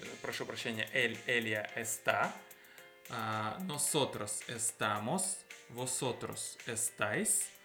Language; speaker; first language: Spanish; non-native, learner; Russian